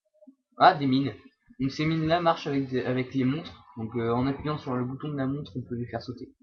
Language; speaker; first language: French; native; French